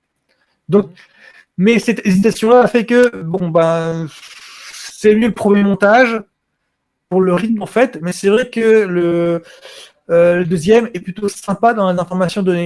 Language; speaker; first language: French; native; French